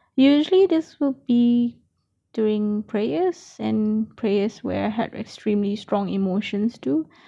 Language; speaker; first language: English; non-native, local second language; Malay